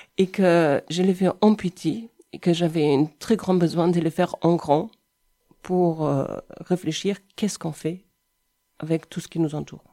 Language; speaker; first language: French; non-native, fluent; German